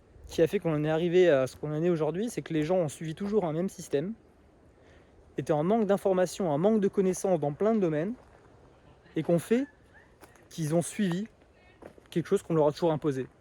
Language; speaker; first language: French; native; French